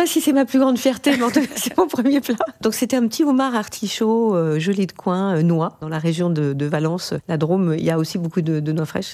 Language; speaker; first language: French; native; French